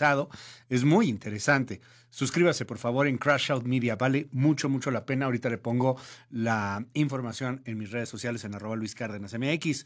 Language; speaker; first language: Spanish; native; Spanish